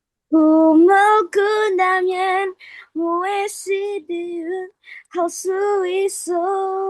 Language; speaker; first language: Korean; non-native, learner; Indonesian